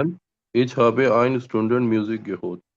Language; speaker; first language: German; non-native, learner; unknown